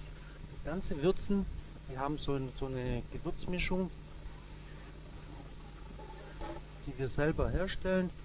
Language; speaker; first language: German; native; German